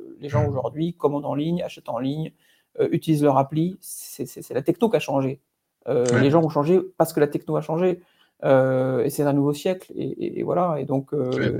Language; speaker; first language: French; native; French